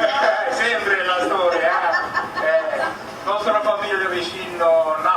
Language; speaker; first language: Italian; early bilingual, heritage; English